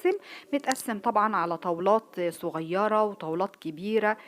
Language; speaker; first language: Arabic; native; Arabic